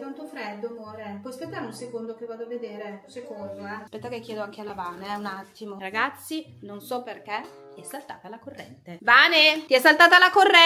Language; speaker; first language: Italian; native; Italian